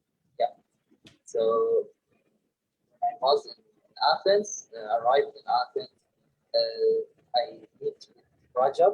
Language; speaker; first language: English; non-native, learner; Arabic